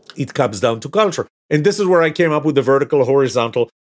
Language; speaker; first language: English; non-native, fluent; Hebrew